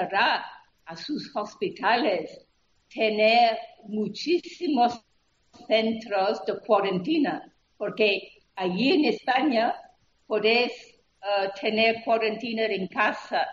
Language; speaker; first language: Spanish; non-native, fluent; English